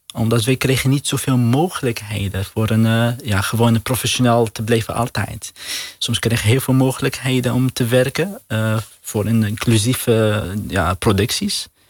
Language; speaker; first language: Dutch; non-native, learner; Arabic